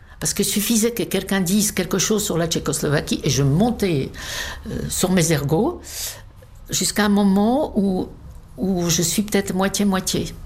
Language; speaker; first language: French; non-native, fluent; Czech